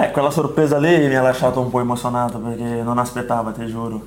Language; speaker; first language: Italian; non-native, fluent; Portuguese